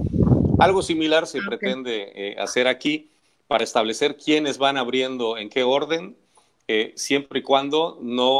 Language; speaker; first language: Spanish; native; Spanish